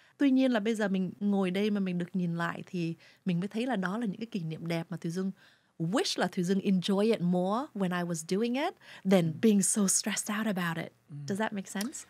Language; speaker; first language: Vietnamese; early bilingual, heritage; Vietnamese